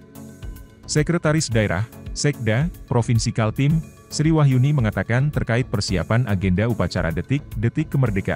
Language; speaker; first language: Indonesian; native; Indonesian